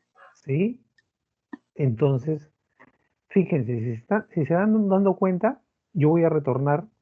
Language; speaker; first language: Spanish; native; Spanish